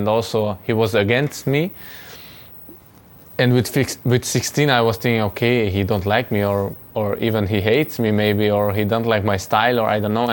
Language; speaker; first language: English; non-native, fluent; Hungarian